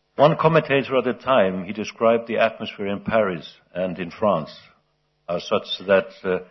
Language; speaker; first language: English; non-native, fluent; Icelandic